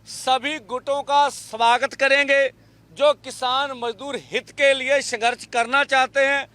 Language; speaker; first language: Hindi; non-native, local second language; Punjabi